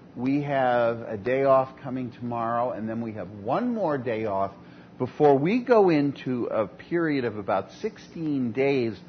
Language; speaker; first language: English; native; English